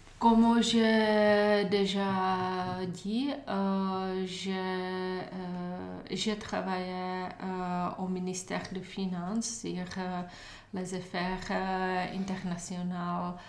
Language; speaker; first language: French; non-native, learner; Czech